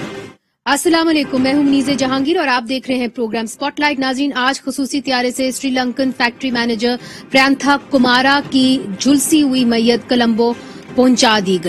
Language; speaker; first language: Urdu; native; Urdu